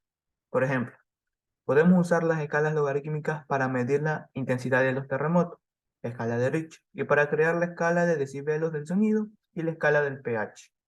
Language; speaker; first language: Spanish; native; Spanish